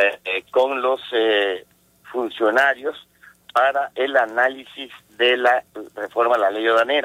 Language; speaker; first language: Spanish; native; Spanish